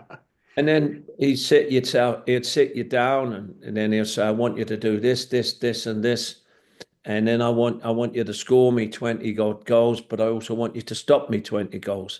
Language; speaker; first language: English; native; English